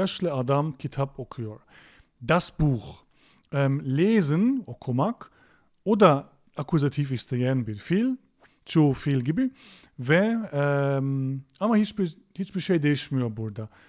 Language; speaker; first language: Turkish; non-native, fluent; German